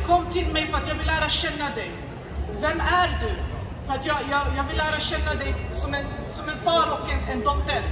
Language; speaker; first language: Swedish; non-native, fluent; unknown